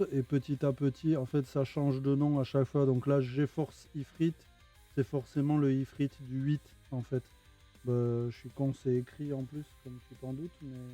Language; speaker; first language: French; native; French